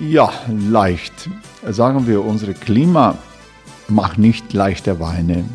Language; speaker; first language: German; non-native, fluent; Croatian